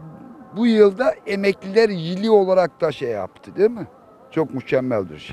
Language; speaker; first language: Turkish; native; Turkish